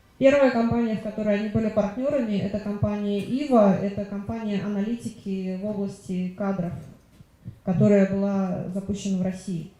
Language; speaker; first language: Russian; native; Russian